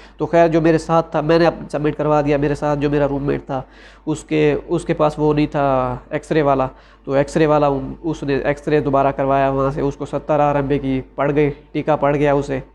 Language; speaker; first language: Urdu; non-native, local second language; Saraiki